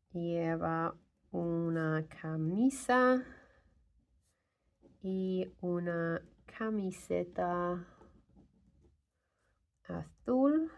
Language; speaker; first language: Spanish; non-native, fluent; English